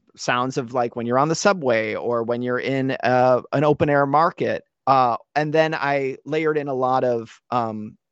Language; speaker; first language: English; native; English